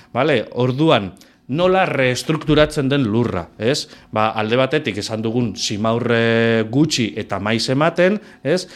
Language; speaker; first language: Basque; non-native, local second language; Spanish